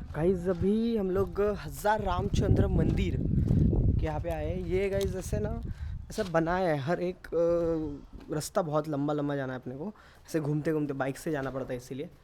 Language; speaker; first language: Hindi; non-native, local second language; Marathi